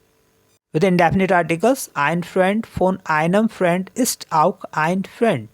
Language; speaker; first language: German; non-native, learner; Hindi